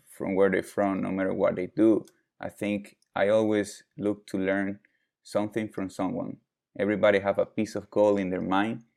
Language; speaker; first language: English; non-native, fluent; Spanish